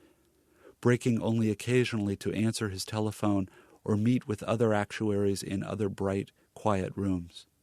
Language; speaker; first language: English; native; English